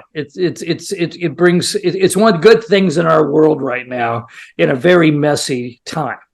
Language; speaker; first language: English; native; English